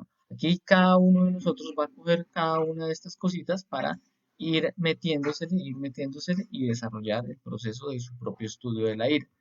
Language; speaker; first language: Spanish; native; Spanish